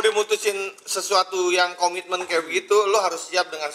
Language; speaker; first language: Indonesian; native; Indonesian